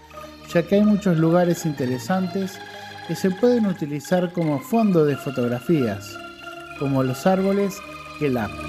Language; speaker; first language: Spanish; non-native, fluent; Indonesian